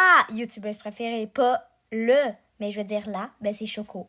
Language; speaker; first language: French; native; French